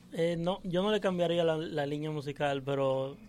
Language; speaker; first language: Spanish; early bilingual, heritage; English